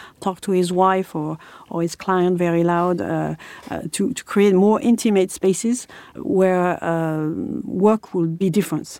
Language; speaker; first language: English; non-native, fluent; French